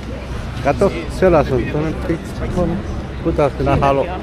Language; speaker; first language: Finnish; non-native, learner; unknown